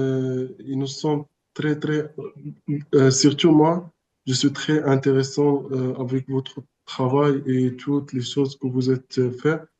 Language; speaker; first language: French; non-native, learner; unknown